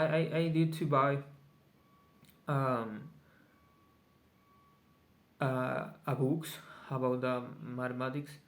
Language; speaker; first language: English; non-native, learner; Spanish